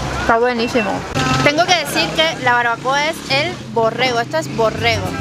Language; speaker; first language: Spanish; native; Spanish